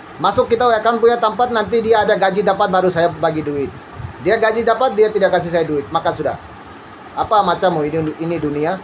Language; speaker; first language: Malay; non-native, learner; Bangla